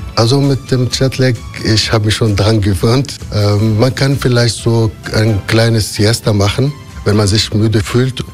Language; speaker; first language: German; non-native, fluent; Arabic